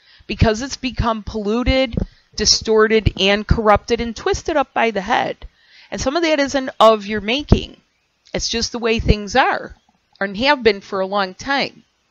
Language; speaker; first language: English; native; English